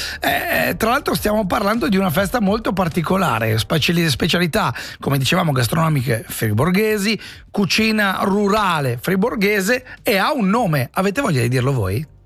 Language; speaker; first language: Italian; native; Italian